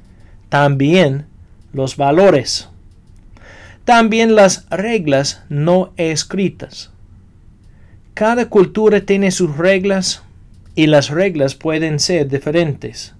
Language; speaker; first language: Spanish; non-native, fluent; English